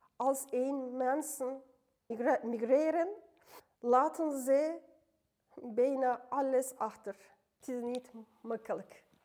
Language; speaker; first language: Dutch; non-native, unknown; Turkish